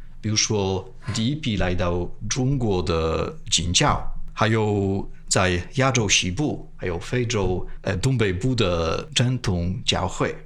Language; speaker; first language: Chinese; non-native, fluent; Polish